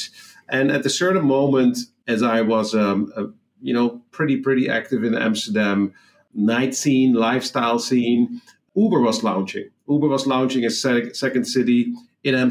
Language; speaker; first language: English; non-native, fluent; Dutch